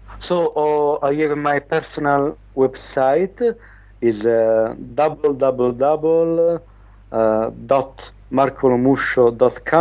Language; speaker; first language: English; non-native, learner; Italian